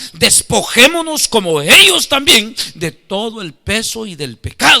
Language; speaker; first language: Spanish; native; Spanish